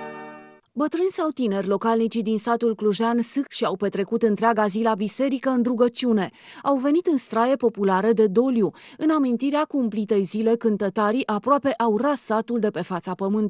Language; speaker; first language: Romanian; native; Romanian